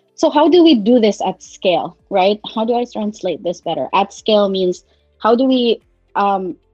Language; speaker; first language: English; non-native, local second language; Cebuano